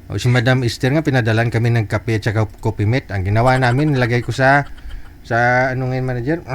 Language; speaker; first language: Filipino; native; Filipino